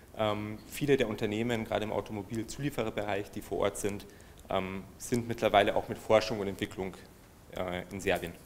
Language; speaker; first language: German; native; German